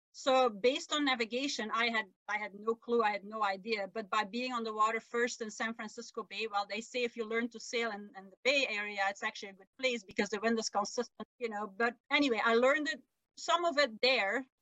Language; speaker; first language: English; non-native, fluent; Dutch